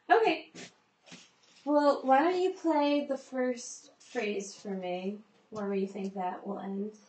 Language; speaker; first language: English; native; English